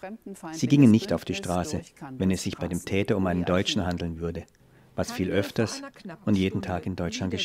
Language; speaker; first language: German; native; German